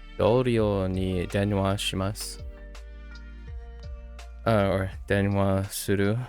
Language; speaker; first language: Japanese; non-native, learner; English